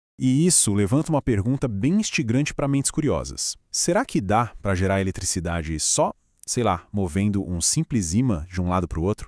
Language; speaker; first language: Portuguese; native; Portuguese